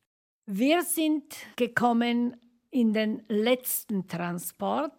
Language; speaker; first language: German; non-native, fluent; Slovak